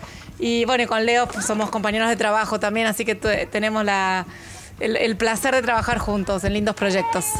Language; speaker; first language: Spanish; native; Spanish